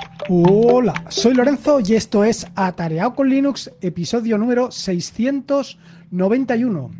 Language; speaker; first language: Spanish; native; Spanish